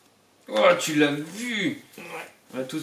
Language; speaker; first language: French; native; French